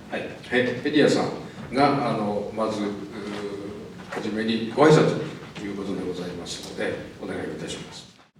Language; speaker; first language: Japanese; native; Japanese